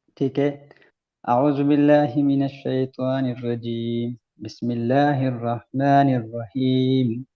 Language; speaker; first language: Hindi; non-native, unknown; Pashto